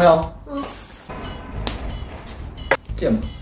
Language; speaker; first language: Chinese; native; Chinese